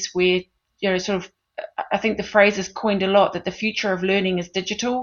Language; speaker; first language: English; native; English